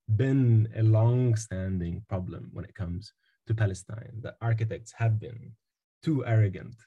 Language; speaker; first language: English; non-native, fluent; Arabic